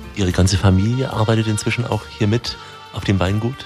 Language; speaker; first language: German; native; German